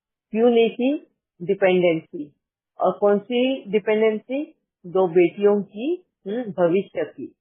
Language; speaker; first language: Hindi; native; Hindi